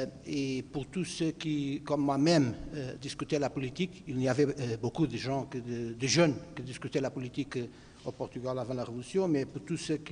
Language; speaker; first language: French; non-native, fluent; Portuguese